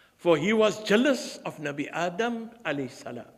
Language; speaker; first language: English; early bilingual, other home language; Afrikaans